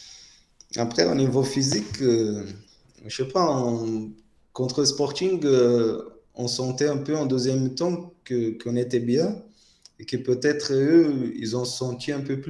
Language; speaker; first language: French; non-native, fluent; Portuguese